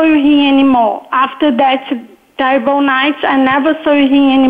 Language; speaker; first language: English; non-native, learner; Portuguese